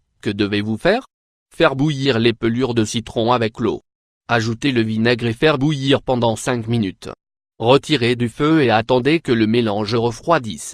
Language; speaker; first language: French; native; French